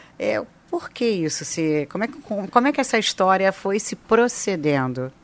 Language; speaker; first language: Portuguese; native; Portuguese